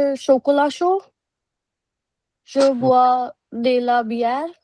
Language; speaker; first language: French; non-native, learner; Punjabi